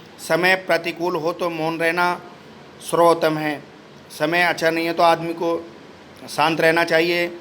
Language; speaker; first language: Hindi; native; Hindi